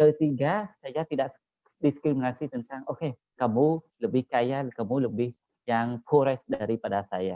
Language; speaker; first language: Indonesian; non-native, learner; Khmer